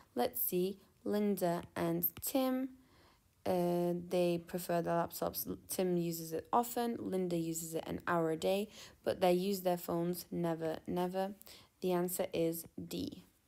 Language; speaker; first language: English; non-native, fluent; Turkish